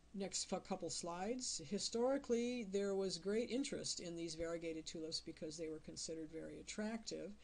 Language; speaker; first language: English; native; English